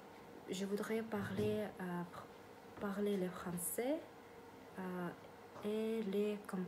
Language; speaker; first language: French; non-native, learner; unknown